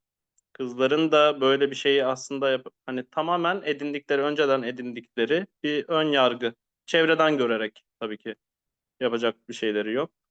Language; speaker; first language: Turkish; native; Turkish